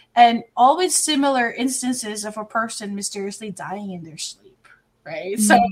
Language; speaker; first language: English; non-native, local second language; Filipino